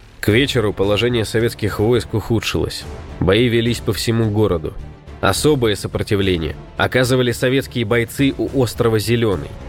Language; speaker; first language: Russian; native; Russian